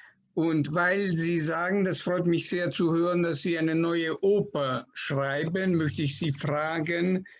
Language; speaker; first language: German; non-native, fluent; Italian